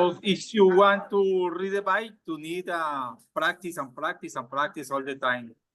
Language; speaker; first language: English; non-native, learner; Spanish